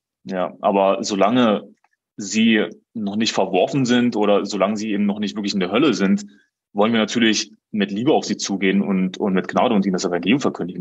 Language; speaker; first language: German; native; German